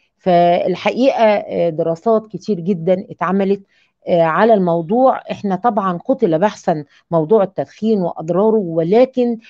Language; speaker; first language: Arabic; native; Arabic